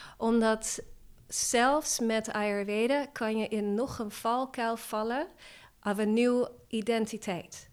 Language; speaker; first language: Dutch; non-native, fluent; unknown